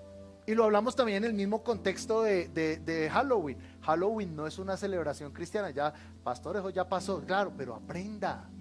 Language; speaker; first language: Spanish; native; Spanish